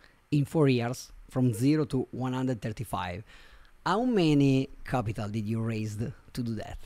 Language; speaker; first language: English; non-native, fluent; Italian